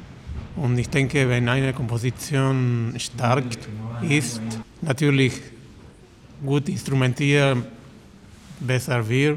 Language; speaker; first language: German; non-native, learner; Spanish